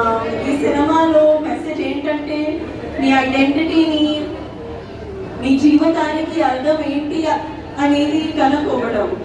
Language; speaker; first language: Telugu; non-native, learner; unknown